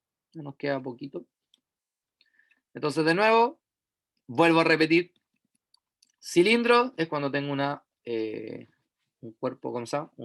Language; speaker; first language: Spanish; native; Spanish